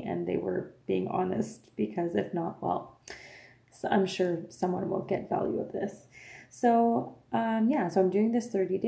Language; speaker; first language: English; non-native, fluent; French